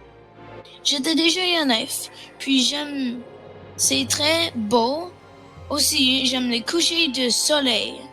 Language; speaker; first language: French; non-native, local second language; English